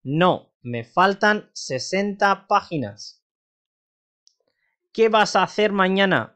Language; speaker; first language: Spanish; non-native, fluent; Urdu